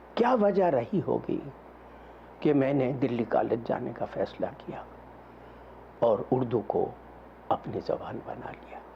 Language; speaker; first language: Urdu; non-native, local second language; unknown